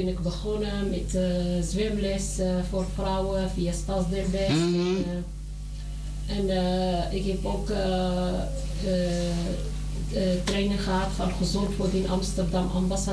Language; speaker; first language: Dutch; non-native, learner; Arabic